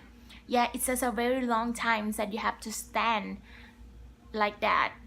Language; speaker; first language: English; non-native, learner; Thai